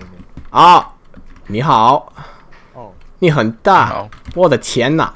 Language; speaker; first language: Chinese; non-native, fluent; English